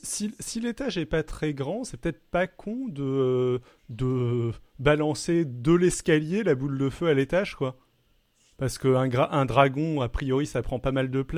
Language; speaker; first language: French; native; French